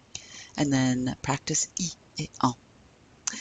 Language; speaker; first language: French; non-native, fluent; English